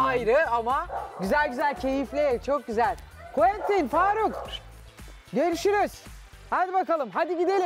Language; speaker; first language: Turkish; native; Turkish